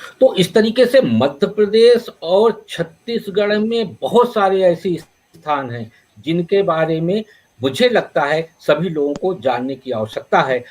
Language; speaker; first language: Hindi; native; Hindi